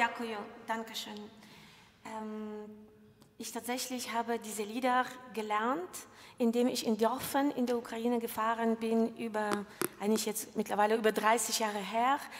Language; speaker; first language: German; non-native, fluent; Ukrainian